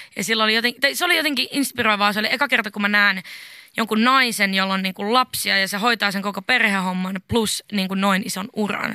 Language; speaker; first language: Finnish; native; Finnish